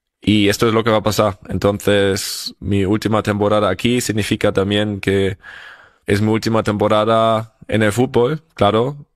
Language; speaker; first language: Spanish; non-native, fluent; German